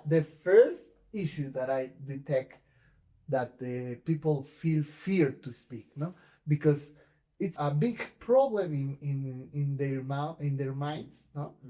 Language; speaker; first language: English; non-native, fluent; Spanish